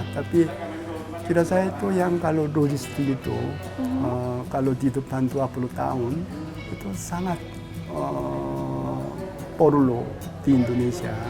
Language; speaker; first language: Indonesian; non-native, learner; Korean